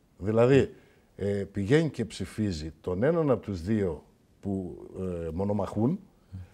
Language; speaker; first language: Greek; native; Greek